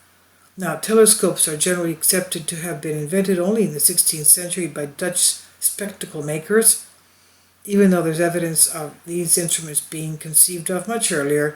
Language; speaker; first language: English; non-native, fluent; Greek